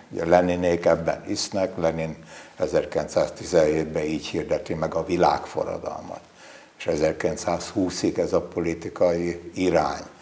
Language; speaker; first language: Hungarian; native; Hungarian